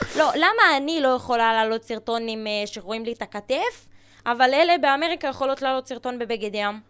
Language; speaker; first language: Hebrew; early bilingual, other home language; Russian